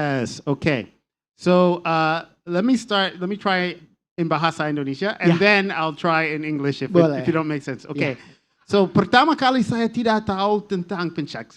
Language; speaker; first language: Indonesian; non-native, learner; English